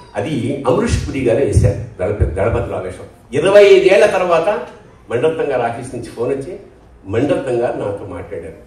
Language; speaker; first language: Telugu; native; Telugu